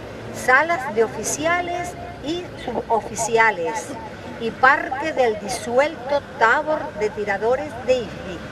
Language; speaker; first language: Spanish; native; Spanish